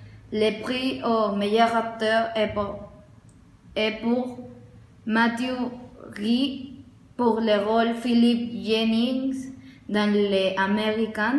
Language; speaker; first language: French; non-native, learner; Spanish